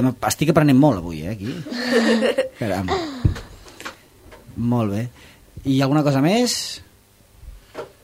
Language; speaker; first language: Catalan; native; Catalan